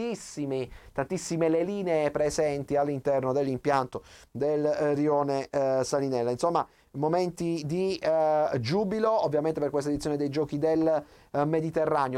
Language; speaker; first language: Italian; native; Italian